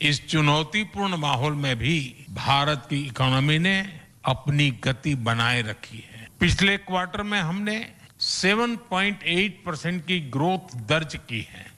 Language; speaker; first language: Hindi; non-native, local second language; Gujarati